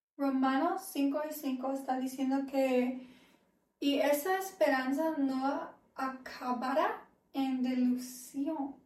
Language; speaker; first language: Spanish; non-native, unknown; English